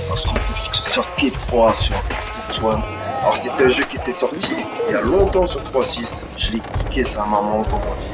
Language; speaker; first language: French; native; French